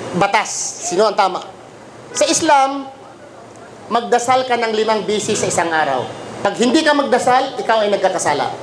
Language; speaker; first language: Filipino; non-native, local second language; Cebuano